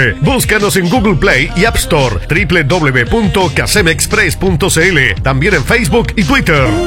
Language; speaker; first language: Spanish; native; Spanish